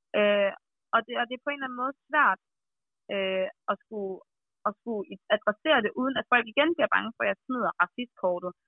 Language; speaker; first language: Danish; native; Danish